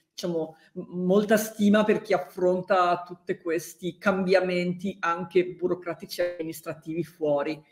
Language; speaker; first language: Italian; native; Italian